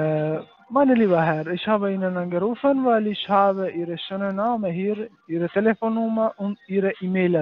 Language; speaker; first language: German; non-native, learner; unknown